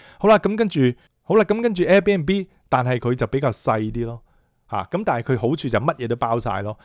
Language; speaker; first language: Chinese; non-native, local second language; Cantonese